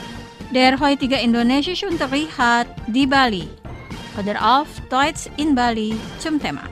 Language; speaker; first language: German; non-native, fluent; Indonesian